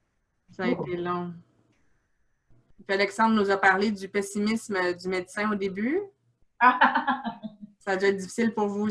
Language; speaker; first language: French; native; French